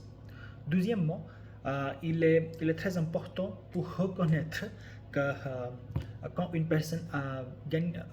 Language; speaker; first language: French; non-native, learner; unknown